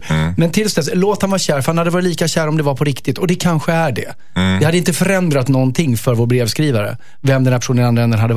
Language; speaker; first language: Swedish; native; Swedish